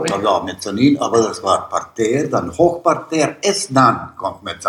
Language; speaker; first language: German; non-native, learner; Bosnian